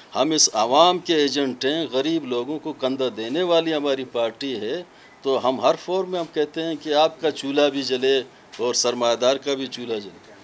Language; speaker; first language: Urdu; non-native, local second language; Baluchi